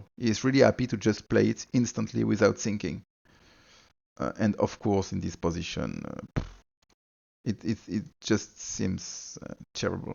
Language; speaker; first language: English; non-native, fluent; French